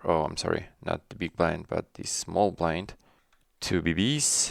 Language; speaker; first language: English; non-native, fluent; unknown